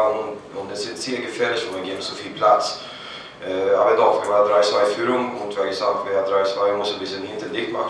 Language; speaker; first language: German; non-native, fluent; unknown